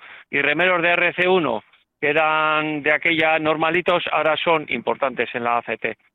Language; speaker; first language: Spanish; native; Spanish